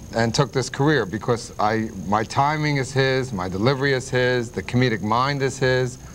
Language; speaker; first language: English; native; English